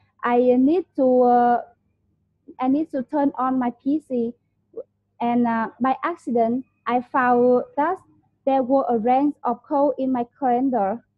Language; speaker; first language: English; non-native, learner; Vietnamese